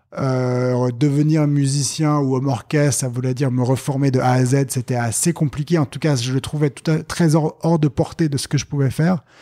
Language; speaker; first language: French; native; French